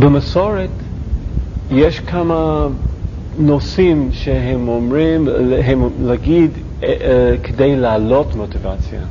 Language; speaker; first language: Hebrew; non-native, learner; English